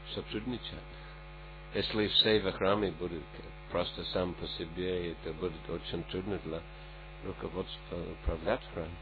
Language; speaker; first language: Russian; non-native, fluent; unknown